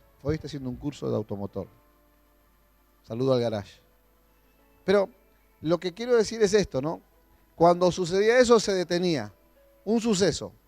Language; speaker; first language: Spanish; native; Spanish